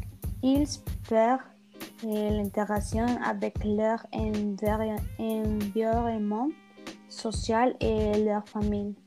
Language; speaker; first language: French; non-native, learner; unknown